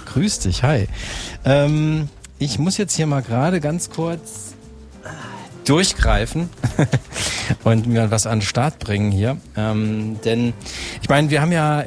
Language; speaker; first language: German; native; German